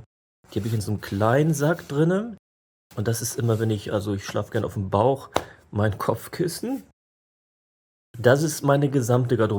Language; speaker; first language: German; native; German